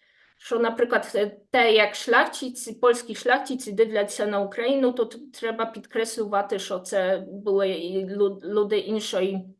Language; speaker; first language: Ukrainian; non-native, fluent; Polish